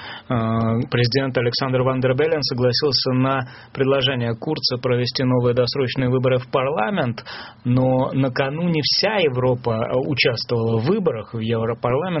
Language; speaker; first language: Russian; native; Russian